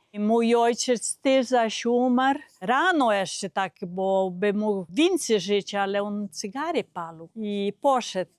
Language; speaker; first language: Polish; early bilingual, heritage; Polish